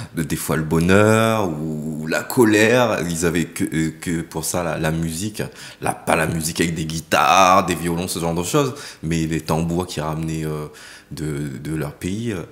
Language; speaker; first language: French; native; French